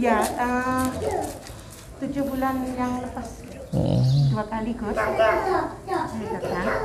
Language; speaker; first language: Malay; non-native, local second language; Javanese